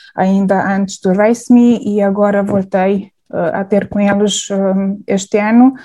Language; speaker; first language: Portuguese; non-native, fluent; Hungarian